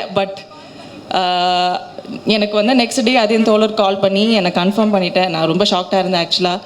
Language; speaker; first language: Tamil; non-native, learner; Malayalam